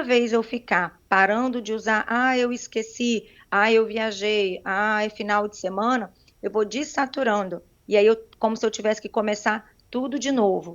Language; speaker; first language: Portuguese; native; Portuguese